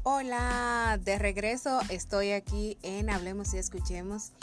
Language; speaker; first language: Spanish; native; Spanish